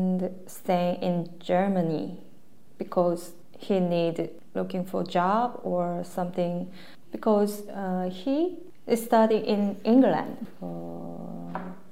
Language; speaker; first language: English; non-native, learner; Korean